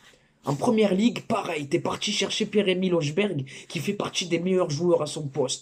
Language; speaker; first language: French; native; French